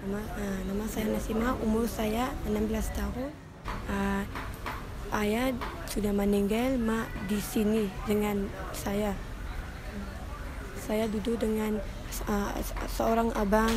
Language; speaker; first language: Indonesian; early bilingual, other home language; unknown